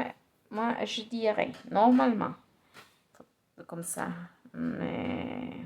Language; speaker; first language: French; non-native, learner; Spanish